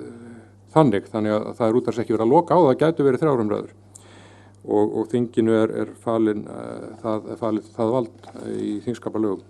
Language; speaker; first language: Icelandic; native; Icelandic